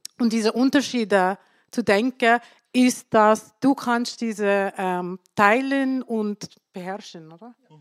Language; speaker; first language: German; non-native, fluent; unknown